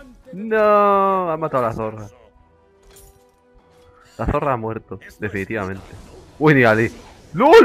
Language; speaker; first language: Spanish; native; Spanish